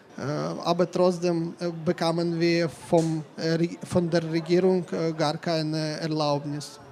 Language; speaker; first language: German; non-native, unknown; Ukrainian